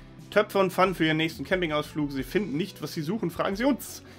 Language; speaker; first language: German; native; German